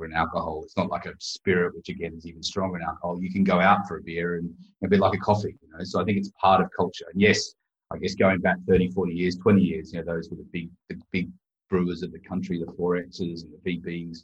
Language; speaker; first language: English; native; English